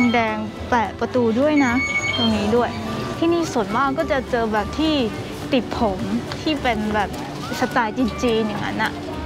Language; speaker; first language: Thai; non-native, fluent; Chinese